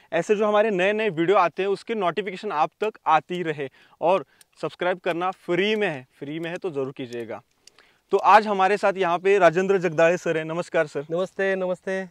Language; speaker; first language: Hindi; native; Hindi